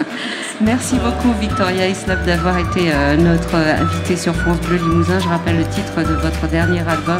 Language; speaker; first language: French; native; French